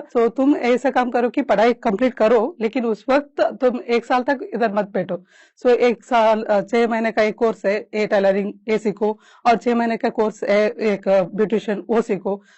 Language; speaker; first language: Hindi; non-native, local second language; Kannada